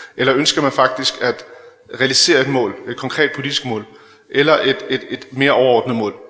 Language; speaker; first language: Danish; early bilingual, other home language; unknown